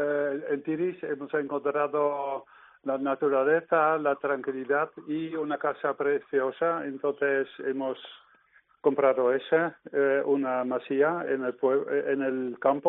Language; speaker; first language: Spanish; non-native, learner; Dutch